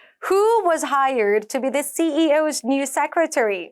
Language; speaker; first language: English; non-native, fluent; Korean